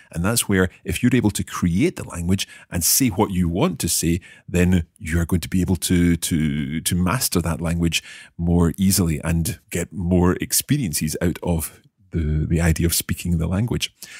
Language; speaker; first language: English; native; English